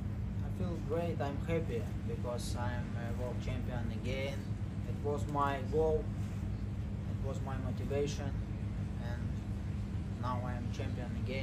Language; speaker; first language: English; non-native, learner; Ukrainian